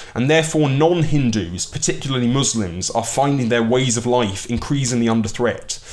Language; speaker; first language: English; early bilingual, other home language; Hindi